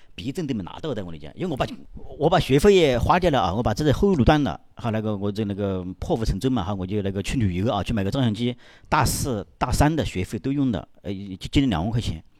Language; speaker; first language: Chinese; native; Chinese